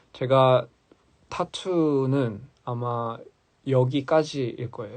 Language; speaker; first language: Korean; early bilingual, heritage; English